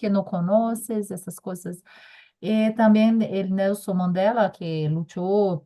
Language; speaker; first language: Spanish; non-native, learner; Portuguese